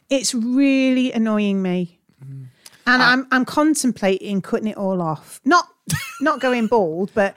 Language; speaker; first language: English; native; English